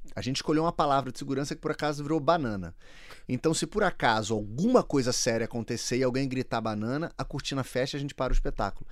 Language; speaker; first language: Portuguese; native; Portuguese